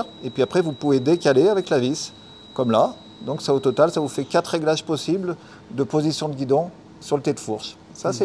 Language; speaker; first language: French; native; French